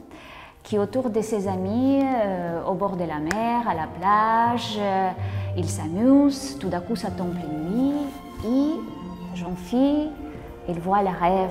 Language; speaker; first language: French; non-native, learner; Russian